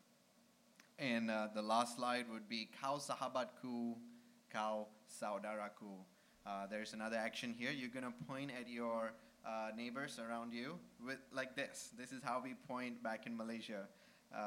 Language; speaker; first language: English; non-native, local second language; Malay